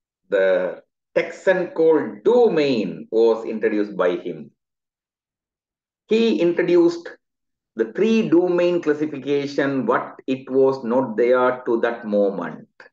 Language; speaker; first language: English; non-native, local second language; Tamil